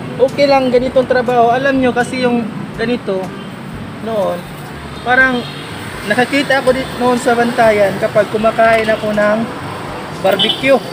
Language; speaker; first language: Filipino; non-native, local second language; Cebuano